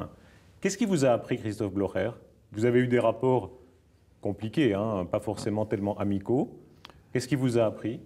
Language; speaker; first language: French; native; French